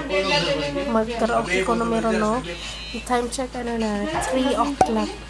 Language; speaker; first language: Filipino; non-native, local second language; Cebuano